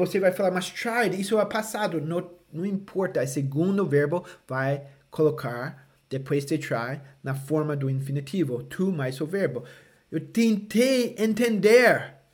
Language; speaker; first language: Portuguese; non-native, fluent; English